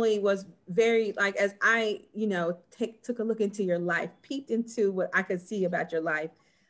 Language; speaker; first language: English; native; English